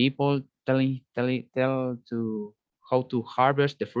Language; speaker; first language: English; non-native, learner; Spanish